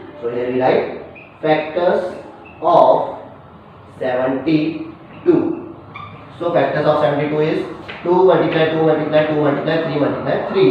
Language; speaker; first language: English; non-native, local second language; Hindi